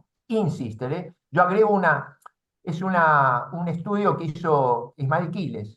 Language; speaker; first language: Spanish; native; Spanish